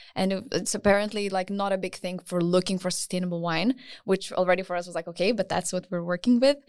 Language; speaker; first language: English; non-native, fluent; Lithuanian